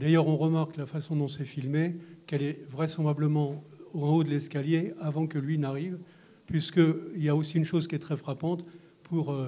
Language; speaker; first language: French; native; French